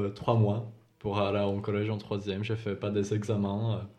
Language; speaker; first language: French; non-native, fluent; Czech